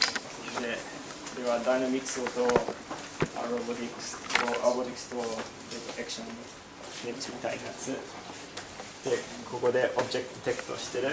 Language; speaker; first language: Japanese; non-native, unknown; English